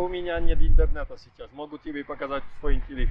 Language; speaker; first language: Russian; non-native, learner; Polish